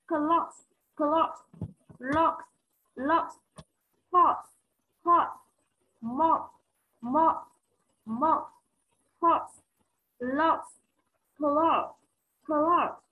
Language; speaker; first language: English; non-native, learner; Vietnamese